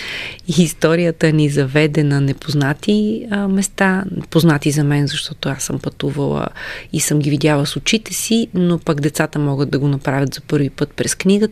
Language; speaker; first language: Bulgarian; native; Bulgarian